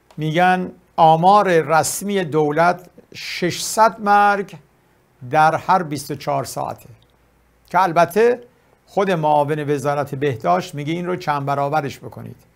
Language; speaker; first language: Persian; native; Persian